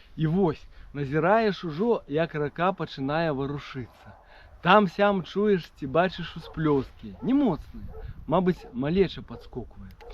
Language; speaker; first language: Belarusian; native; Belarusian